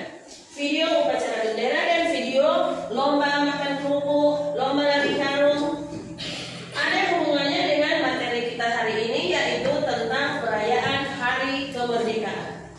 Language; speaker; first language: Indonesian; native; Indonesian